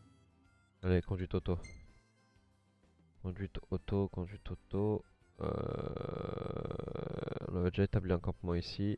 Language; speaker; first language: French; native; French